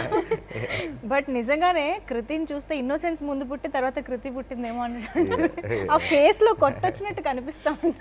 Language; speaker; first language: Telugu; native; Telugu